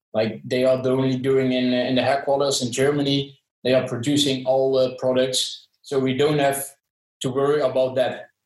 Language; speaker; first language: English; non-native, fluent; Dutch